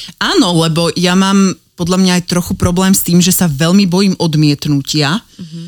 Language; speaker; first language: Slovak; native; Slovak